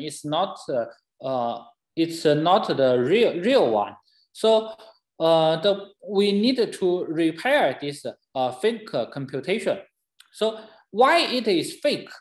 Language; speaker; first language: English; non-native, fluent; Chinese